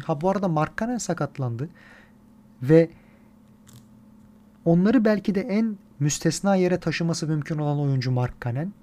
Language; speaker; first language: Turkish; native; Turkish